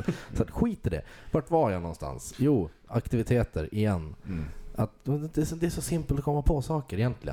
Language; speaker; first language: Swedish; native; Swedish